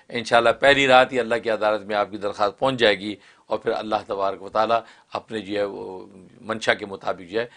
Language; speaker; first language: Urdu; non-native, local second language; Kashmiri